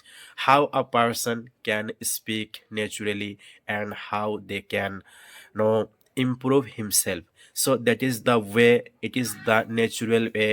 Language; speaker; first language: English; non-native, learner; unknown